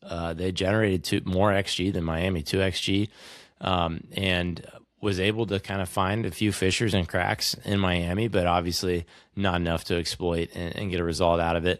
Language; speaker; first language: English; native; English